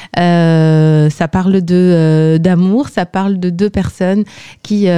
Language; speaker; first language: French; non-native, local second language; Kabyle